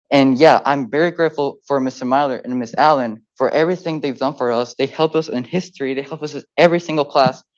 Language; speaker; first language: English; early bilingual, other home language; Spanish